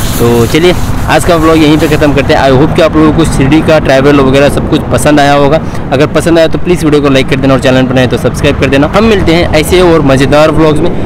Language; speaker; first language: Hindi; native; Hindi